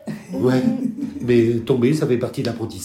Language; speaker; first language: French; native; French